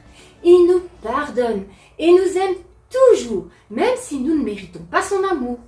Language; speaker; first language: French; native; French